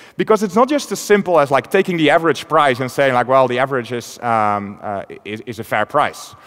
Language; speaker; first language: English; non-native, fluent; Dutch